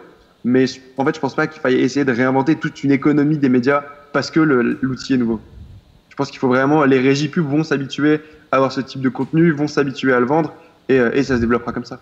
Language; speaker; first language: French; native; French